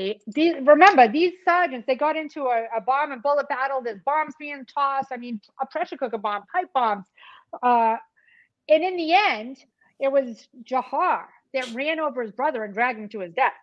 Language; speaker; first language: English; native; English